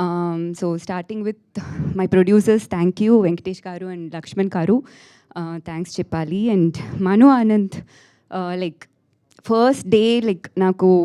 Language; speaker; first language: Telugu; non-native, local second language; Tamil